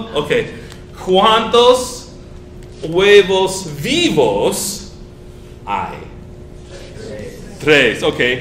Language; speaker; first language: Spanish; non-native, fluent; English